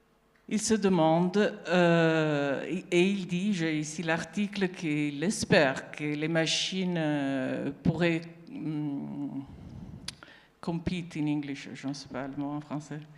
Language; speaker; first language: French; non-native, fluent; Italian